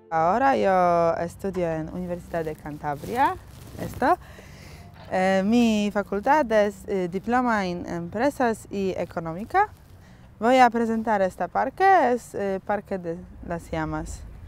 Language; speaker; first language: Spanish; non-native, learner; Polish